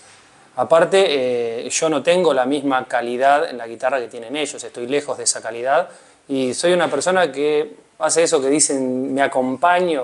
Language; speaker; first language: Spanish; native; Spanish